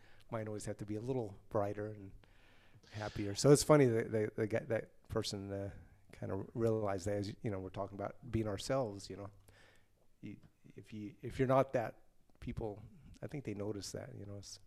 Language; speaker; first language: English; native; English